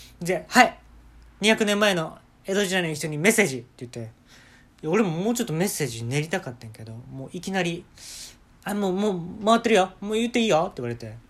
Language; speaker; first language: Japanese; native; Japanese